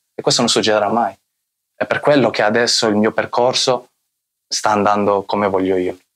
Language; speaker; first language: Italian; early bilingual, other home language; Arabic